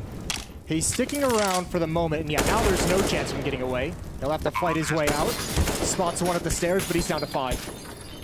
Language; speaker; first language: English; native; English